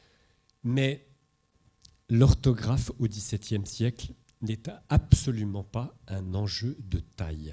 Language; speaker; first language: French; native; French